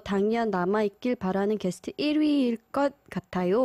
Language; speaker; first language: Korean; early bilingual, heritage; Korean